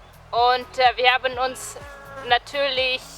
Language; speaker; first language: German; non-native, fluent; Russian